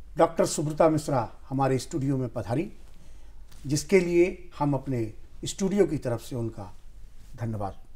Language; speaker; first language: Hindi; native; Hindi